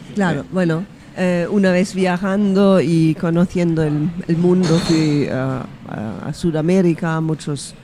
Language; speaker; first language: Spanish; non-native, fluent; German